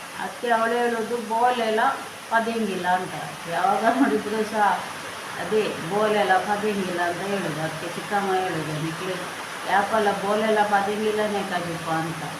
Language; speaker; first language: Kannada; non-native, local second language; Konkani